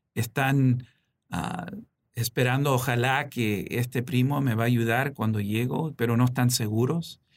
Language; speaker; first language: Spanish; early bilingual, heritage; Spanish